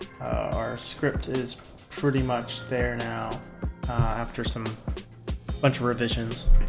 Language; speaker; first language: English; native; English